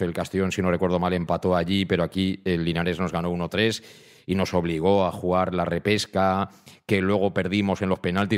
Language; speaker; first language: Spanish; native; Spanish